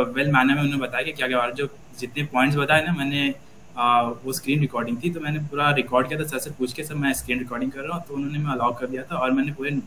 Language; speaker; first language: Hindi; native; Hindi